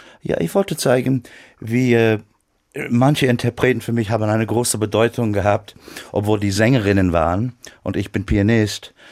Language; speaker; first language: German; non-native, fluent; English